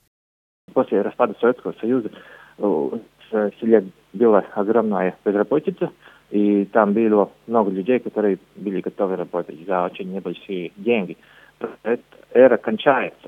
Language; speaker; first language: Russian; non-native, local second language; Latvian